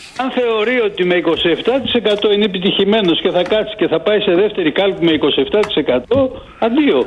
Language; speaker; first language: Greek; native; Greek